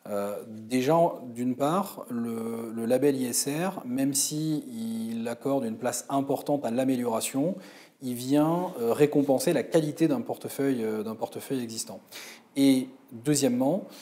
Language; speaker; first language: French; native; French